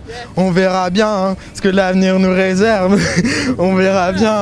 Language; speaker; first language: French; native; French